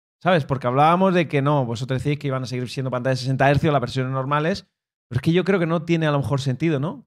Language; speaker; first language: Spanish; native; Spanish